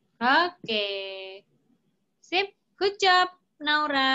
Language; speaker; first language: English; non-native, fluent; Indonesian